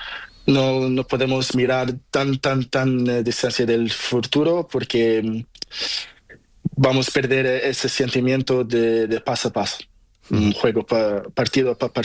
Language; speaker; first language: Spanish; non-native, learner; Portuguese